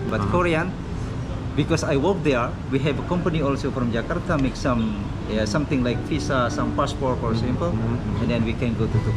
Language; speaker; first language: English; non-native, learner; Indonesian